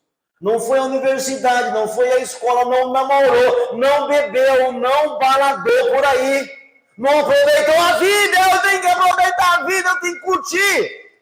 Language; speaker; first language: Portuguese; native; Portuguese